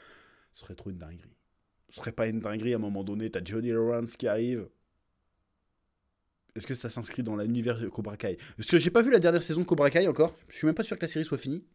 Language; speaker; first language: French; native; French